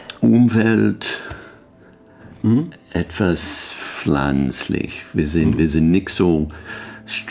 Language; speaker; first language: German; non-native, learner; English